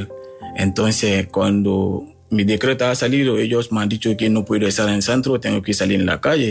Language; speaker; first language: Spanish; non-native, learner; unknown